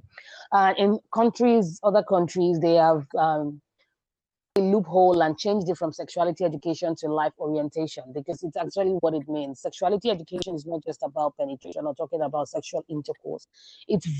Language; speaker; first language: English; non-native, local second language; Igbo